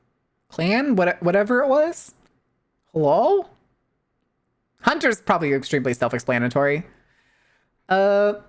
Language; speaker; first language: English; native; English